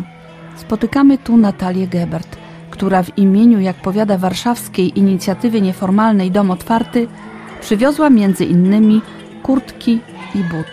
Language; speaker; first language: Polish; native; Polish